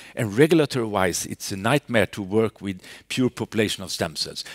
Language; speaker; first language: English; non-native, fluent; Swedish